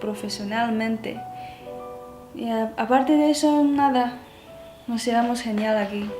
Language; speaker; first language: Spanish; non-native, fluent; Chinese